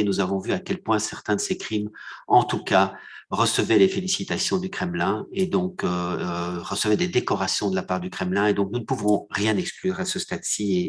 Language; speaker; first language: French; native; French